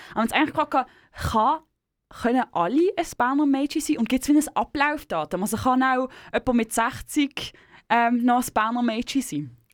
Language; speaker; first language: German; native; German